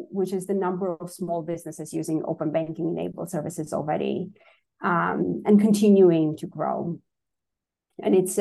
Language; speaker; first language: English; non-native, fluent; Russian